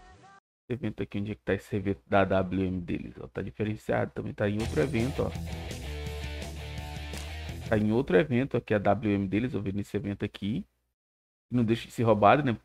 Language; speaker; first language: Portuguese; native; Portuguese